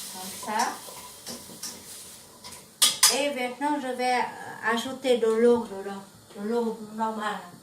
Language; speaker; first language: French; non-native, learner; Vietnamese